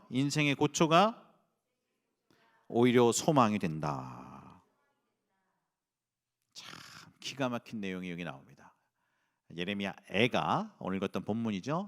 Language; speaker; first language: Korean; native; Korean